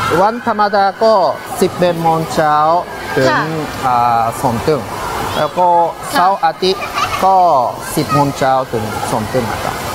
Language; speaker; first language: Thai; non-native, learner; Japanese